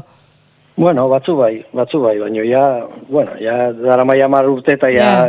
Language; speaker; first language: Basque; non-native, local second language; Spanish